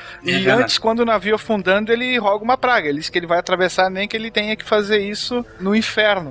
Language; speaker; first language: Portuguese; native; Portuguese